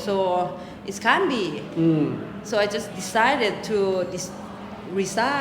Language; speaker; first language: English; non-native, local second language; Thai